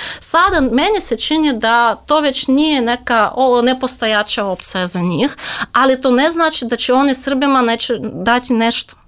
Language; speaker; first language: Serbian; non-native, fluent; Russian